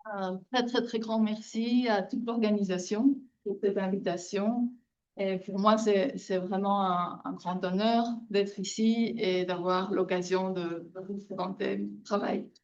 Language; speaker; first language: French; non-native, fluent; Spanish